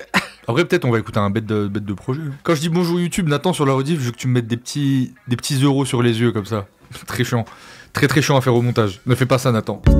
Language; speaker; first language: French; native; French